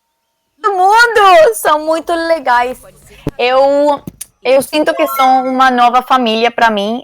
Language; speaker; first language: Portuguese; non-native, learner; Spanish